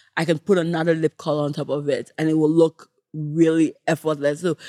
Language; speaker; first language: English; non-native, local second language; Yoruba